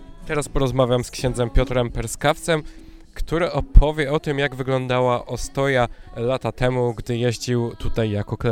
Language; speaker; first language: Polish; native; Polish